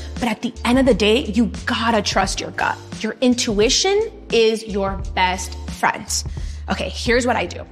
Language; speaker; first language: English; native; English